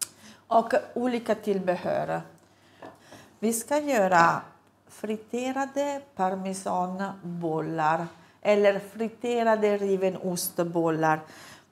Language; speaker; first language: Swedish; non-native, fluent; Italian